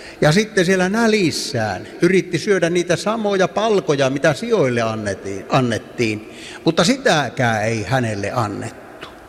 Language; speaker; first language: Finnish; native; Finnish